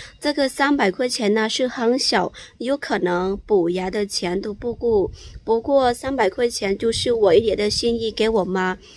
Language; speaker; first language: Chinese; non-native, fluent; Lao